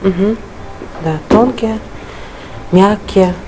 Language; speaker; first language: Russian; non-native, fluent; Polish